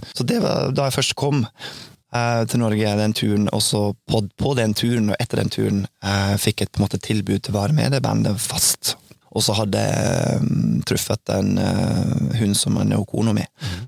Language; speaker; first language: Norwegian; non-native, fluent; English